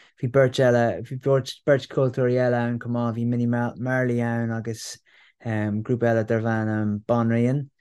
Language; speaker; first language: Irish; non-native, local second language; English